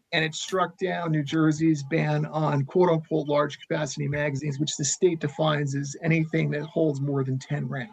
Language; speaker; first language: English; native; English